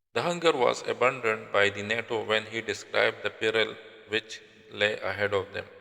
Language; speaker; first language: English; non-native, local second language; Urdu